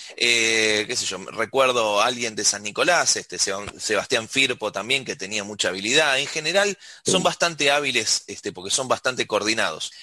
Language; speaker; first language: Spanish; native; Spanish